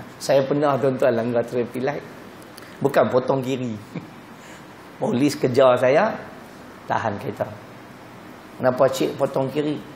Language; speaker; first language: Malay; native; Malay